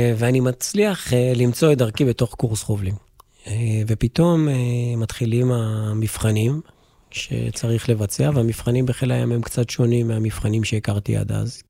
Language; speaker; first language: Hebrew; native; Hebrew